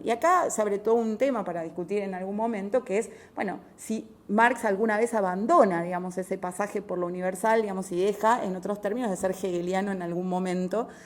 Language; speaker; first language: Spanish; native; Spanish